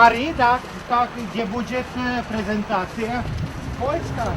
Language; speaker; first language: Polish; non-native, learner; Latvian